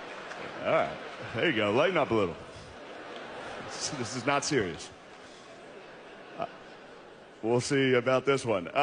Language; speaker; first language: English; native; English